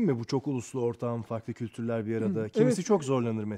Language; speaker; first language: Turkish; native; Turkish